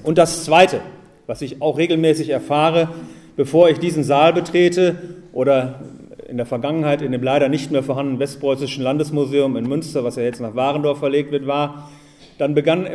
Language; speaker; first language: German; native; German